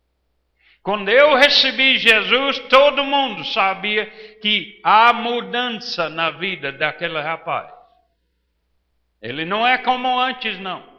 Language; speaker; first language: Portuguese; non-native, fluent; English